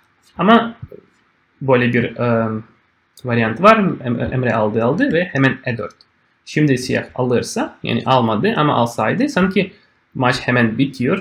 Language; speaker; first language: Turkish; non-native, fluent; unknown